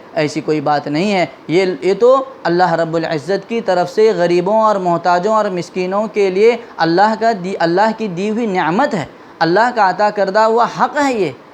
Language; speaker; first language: Urdu; non-native, local second language; Konkani